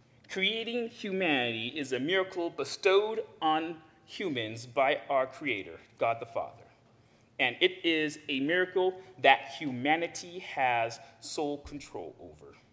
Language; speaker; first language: English; native; English